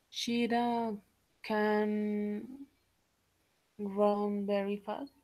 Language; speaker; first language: English; non-native, learner; Spanish